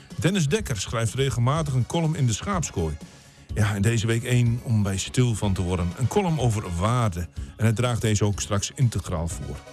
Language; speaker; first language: Dutch; native; Dutch